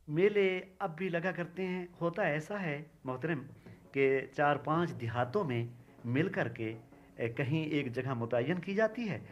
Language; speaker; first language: Urdu; non-native, local second language; Saraiki